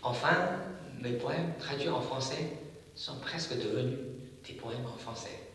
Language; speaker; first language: French; non-native, fluent; Chinese